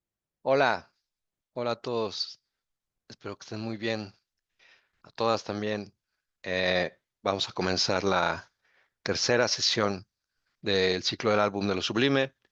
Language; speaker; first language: Spanish; native; Spanish